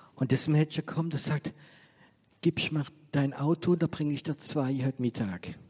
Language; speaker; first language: German; non-native, fluent; French